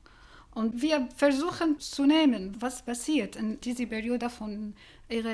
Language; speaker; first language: German; non-native, learner; Arabic